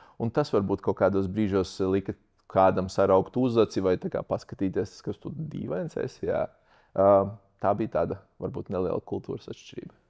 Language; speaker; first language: Latvian; native; Latvian